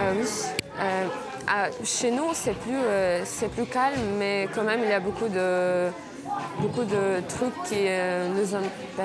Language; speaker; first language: French; non-native, fluent; Ukrainian